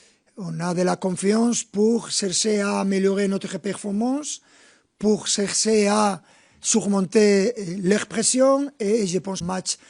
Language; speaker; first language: French; non-native, fluent; Spanish